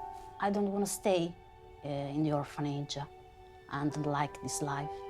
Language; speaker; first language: English; non-native, learner; Spanish